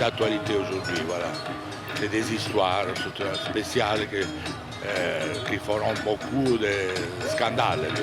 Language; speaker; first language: French; non-native, fluent; Italian